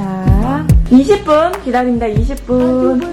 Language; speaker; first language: Korean; native; Korean